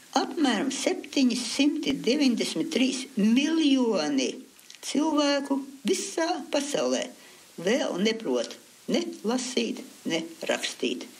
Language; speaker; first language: Latvian; early bilingual, heritage; Latvian